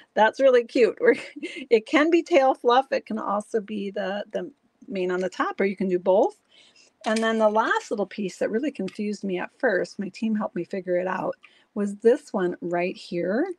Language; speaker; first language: English; native; English